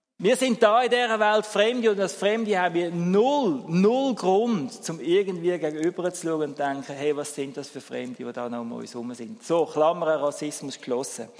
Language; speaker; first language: German; native; German